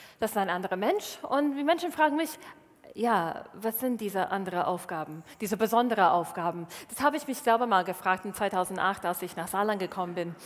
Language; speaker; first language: German; non-native, fluent; English